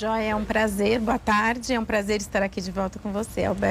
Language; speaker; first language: Portuguese; native; Portuguese